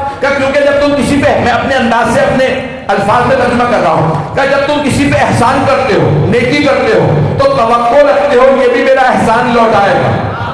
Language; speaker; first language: Urdu; early bilingual, heritage; Urdu